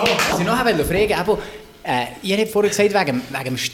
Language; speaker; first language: German; native; German